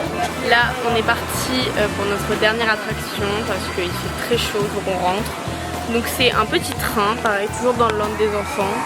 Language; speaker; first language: French; native; French